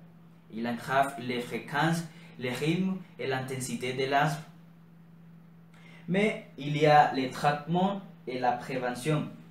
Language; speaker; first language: French; non-native, learner; Spanish